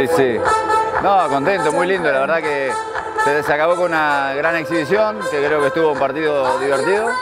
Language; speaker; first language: Spanish; native; Spanish